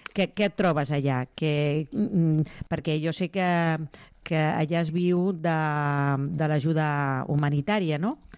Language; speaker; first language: Catalan; native; Catalan